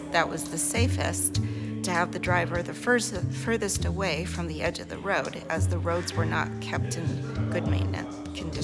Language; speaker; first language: English; native; English